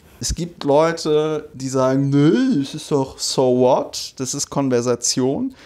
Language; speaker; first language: German; native; German